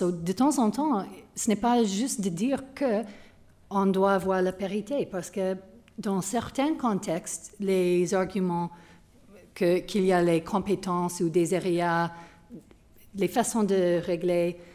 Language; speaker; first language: French; non-native, learner; English